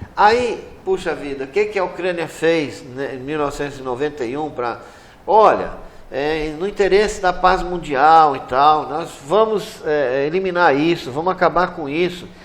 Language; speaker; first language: Portuguese; native; Portuguese